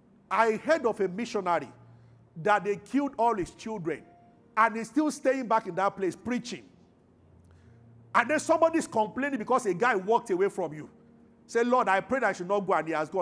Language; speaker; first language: English; non-native, local second language; Yoruba